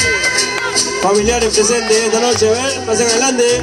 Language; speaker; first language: Spanish; native; Spanish